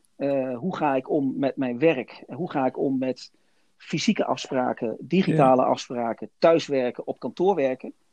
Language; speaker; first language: Dutch; native; Dutch